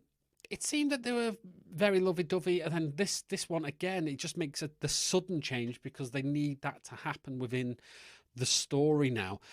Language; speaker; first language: English; native; English